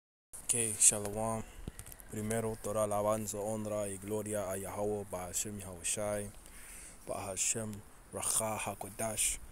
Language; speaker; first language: Spanish; early bilingual, heritage; Spanish